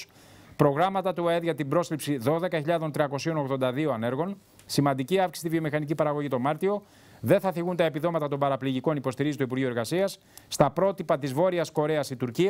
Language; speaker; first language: Greek; native; Greek